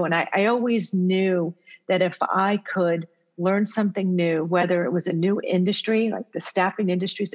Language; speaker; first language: English; early bilingual, other home language; Italian